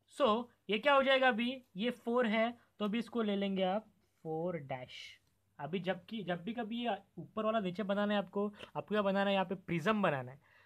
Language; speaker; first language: Hindi; non-native, local second language; Marathi